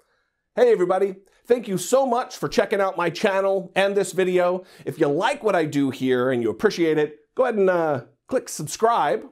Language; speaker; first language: English; native; English